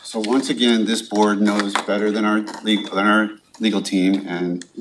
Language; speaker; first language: English; native; English